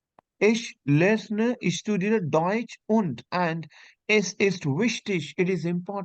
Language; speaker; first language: German; non-native, learner; Hindi